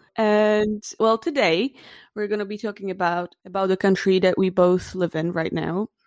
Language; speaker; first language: English; non-native, fluent; Czech